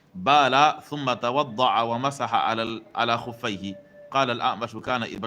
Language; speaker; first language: Arabic; non-native, fluent; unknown